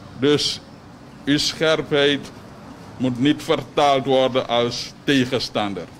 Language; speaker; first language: Dutch; native; Dutch